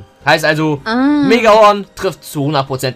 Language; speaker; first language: German; native; German